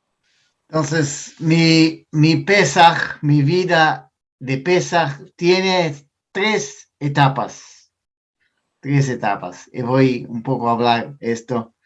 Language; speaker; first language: Spanish; non-native, fluent; Portuguese